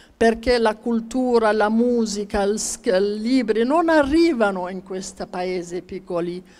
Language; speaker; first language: Italian; non-native, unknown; Arabic